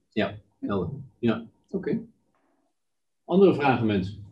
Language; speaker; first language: Dutch; native; Dutch